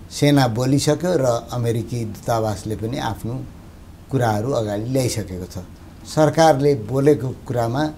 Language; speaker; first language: Nepali; native; Nepali